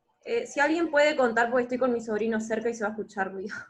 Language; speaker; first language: Spanish; native; Spanish